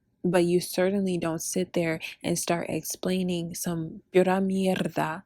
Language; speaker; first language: English; early bilingual, other home language; Spanish